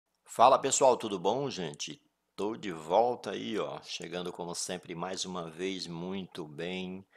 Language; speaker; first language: Portuguese; native; Portuguese